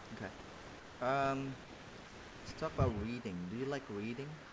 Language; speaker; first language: English; non-native, fluent; Vietnamese